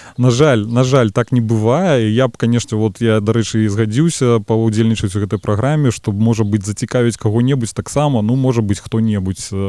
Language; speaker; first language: Belarusian; native; Belarusian